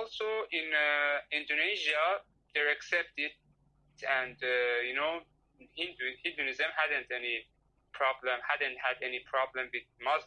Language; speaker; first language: English; non-native, learner; Persian